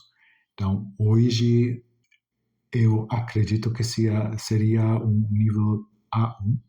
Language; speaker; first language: Portuguese; non-native, fluent; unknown